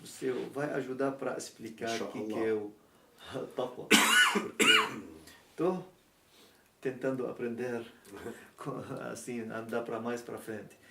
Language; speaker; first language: Portuguese; non-native, learner; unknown